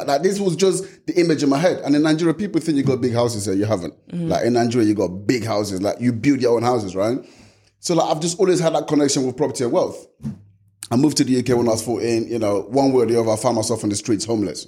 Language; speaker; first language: English; non-native, local second language; Yoruba